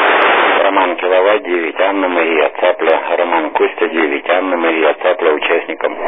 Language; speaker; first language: Russian; native; Russian